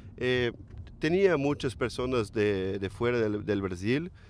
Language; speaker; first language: Spanish; non-native, learner; Portuguese